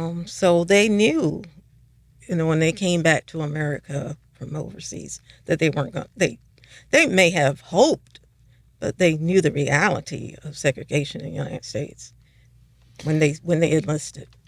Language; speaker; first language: English; native; English